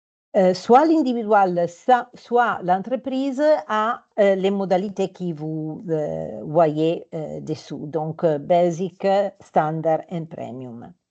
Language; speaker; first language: French; non-native, fluent; Italian